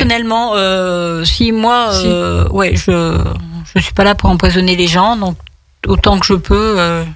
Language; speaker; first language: French; native; French